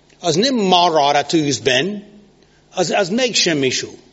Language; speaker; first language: Hungarian; non-native, learner; English